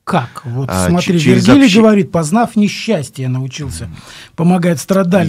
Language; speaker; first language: Russian; native; Russian